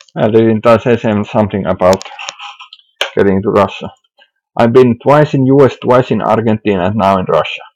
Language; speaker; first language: English; non-native, fluent; Finnish